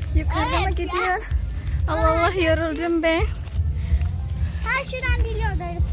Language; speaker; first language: Turkish; non-native, learner; Indonesian